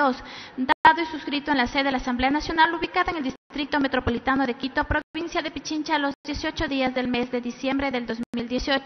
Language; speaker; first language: Spanish; native; Spanish